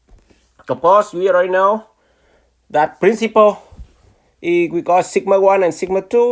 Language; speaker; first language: English; non-native, fluent; Vietnamese